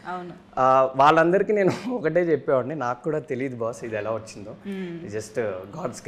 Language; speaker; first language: Telugu; native; Telugu